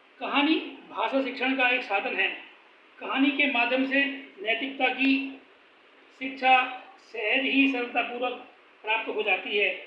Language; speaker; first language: Hindi; native; Hindi